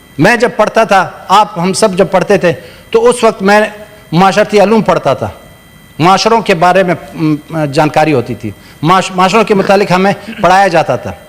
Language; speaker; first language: Urdu; non-native, local second language; Pashto